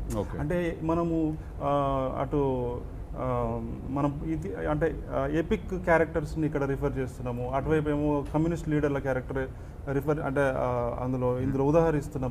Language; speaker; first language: Telugu; native; Telugu